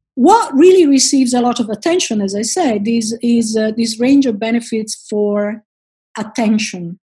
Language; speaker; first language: English; non-native, fluent; Italian